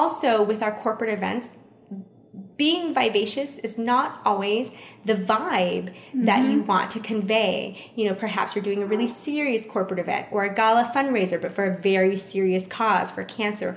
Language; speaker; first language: English; early bilingual, other home language; Vietnamese